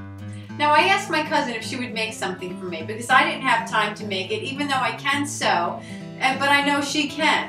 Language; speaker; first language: English; native; English